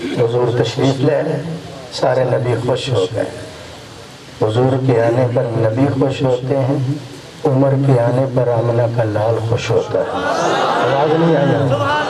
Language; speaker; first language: Urdu; non-native, local second language; Punjabi